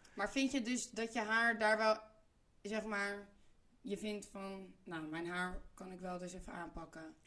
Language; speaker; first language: Dutch; native; Dutch